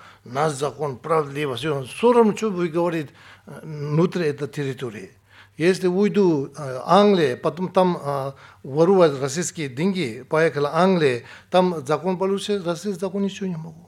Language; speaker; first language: Russian; non-native, learner; Tibetan